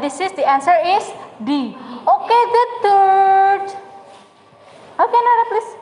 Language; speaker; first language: English; non-native, learner; Indonesian